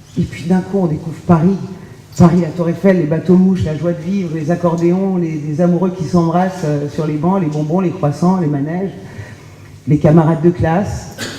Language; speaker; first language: French; early bilingual, other home language; Persian